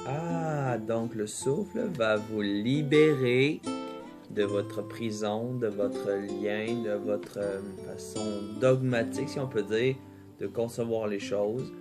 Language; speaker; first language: French; native; French